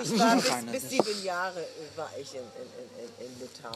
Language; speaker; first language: German; early bilingual, other home language; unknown